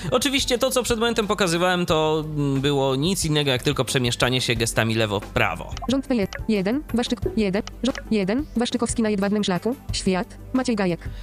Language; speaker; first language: Polish; native; Polish